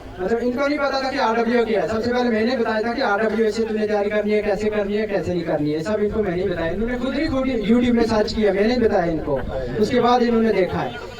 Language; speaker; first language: Hindi; non-native, local second language; Punjabi